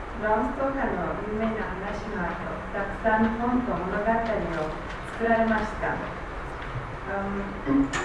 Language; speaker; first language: Japanese; non-native, learner; Romanian